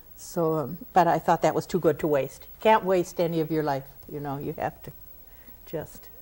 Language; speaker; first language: English; native; English